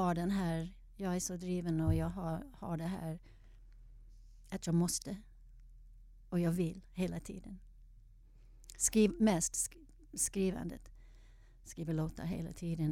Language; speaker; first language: Swedish; non-native, fluent; English